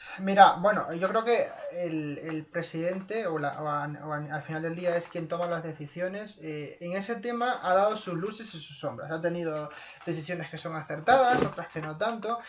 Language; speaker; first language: Spanish; native; Spanish